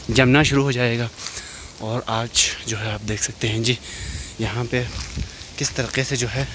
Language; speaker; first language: Urdu; native; Urdu